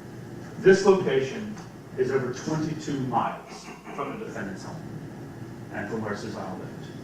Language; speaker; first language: English; native; English